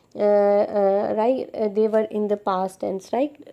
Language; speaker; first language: English; non-native, local second language; Urdu